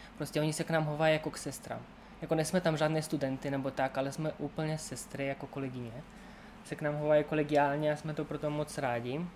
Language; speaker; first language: Czech; non-native, fluent; Romanian